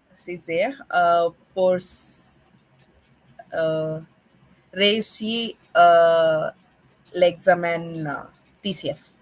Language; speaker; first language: French; non-native, learner; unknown